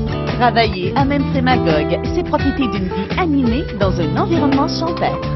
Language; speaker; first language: French; native; French